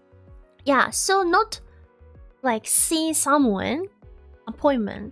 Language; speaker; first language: English; non-native, learner; Japanese